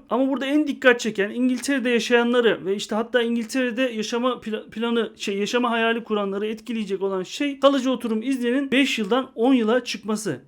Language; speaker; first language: Turkish; native; Turkish